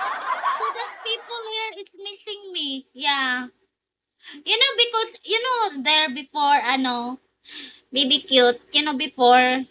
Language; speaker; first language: English; non-native, learner; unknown